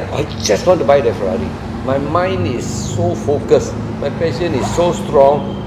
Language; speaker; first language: English; non-native, local second language; Min Nan Chinese